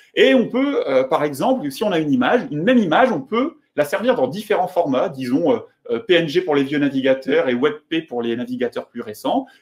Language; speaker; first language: French; native; French